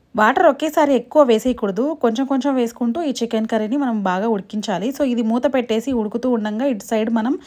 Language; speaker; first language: Telugu; non-native, local second language; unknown